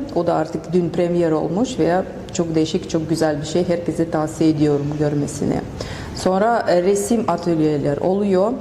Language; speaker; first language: Turkish; non-native, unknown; Russian